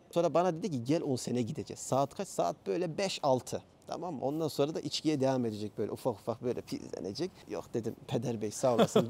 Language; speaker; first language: Turkish; native; Turkish